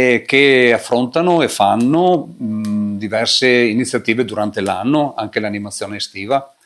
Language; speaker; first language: Italian; native; Italian